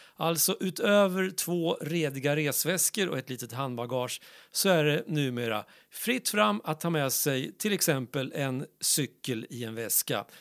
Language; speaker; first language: Swedish; native; Swedish